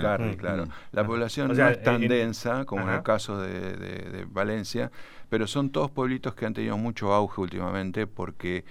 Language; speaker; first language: Spanish; native; Spanish